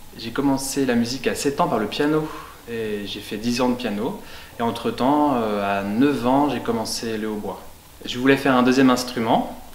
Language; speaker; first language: French; native; French